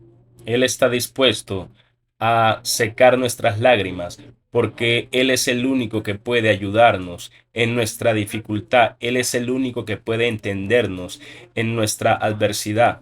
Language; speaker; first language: Spanish; native; Spanish